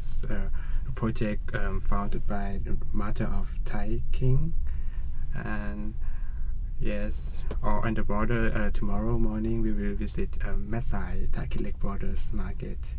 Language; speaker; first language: English; non-native, learner; Thai